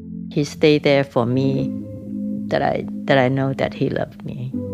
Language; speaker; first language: English; non-native, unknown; Vietnamese